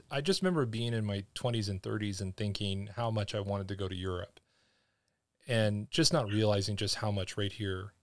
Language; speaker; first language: English; native; English